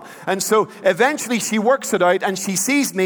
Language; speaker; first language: English; native; English